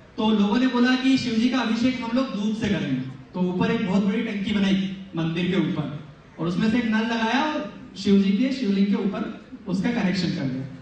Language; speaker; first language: Hindi; native; Hindi